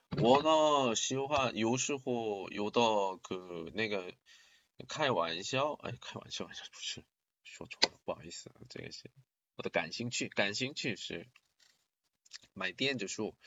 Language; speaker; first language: Chinese; non-native, learner; Korean